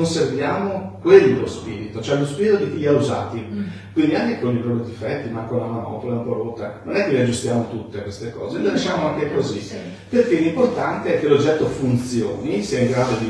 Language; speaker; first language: Italian; native; Italian